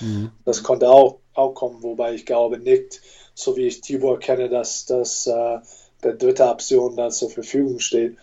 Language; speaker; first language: German; non-native, fluent; English